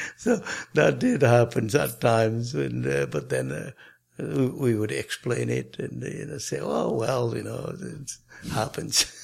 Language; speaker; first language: English; non-native, local second language; Nepali